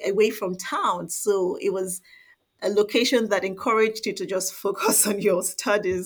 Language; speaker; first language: English; non-native, local second language; Igbo